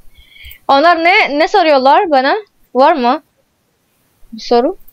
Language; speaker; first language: Turkish; non-native, learner; Indonesian